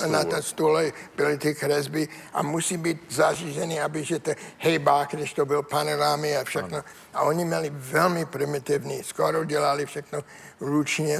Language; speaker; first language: Czech; non-native, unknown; English